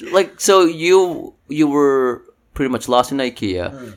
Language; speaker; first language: English; non-native, local second language; Filipino